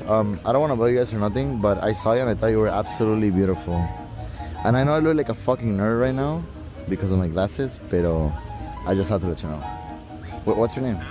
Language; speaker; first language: English; early bilingual, other home language; Spanish